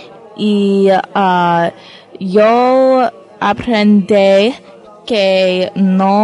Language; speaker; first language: Spanish; non-native, learner; English